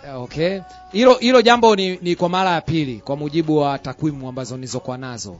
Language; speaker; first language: Swahili; non-native, local second language; Rundi